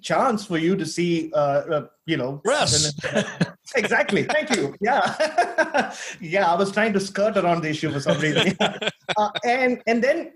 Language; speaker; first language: English; non-native, local second language; Tamil